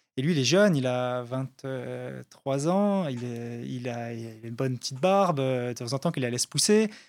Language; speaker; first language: French; native; French